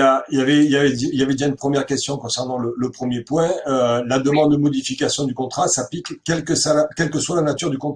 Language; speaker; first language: French; native; French